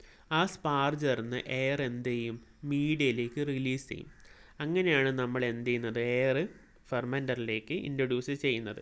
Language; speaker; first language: Malayalam; native; Malayalam